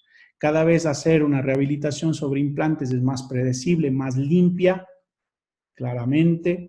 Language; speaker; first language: Spanish; native; Spanish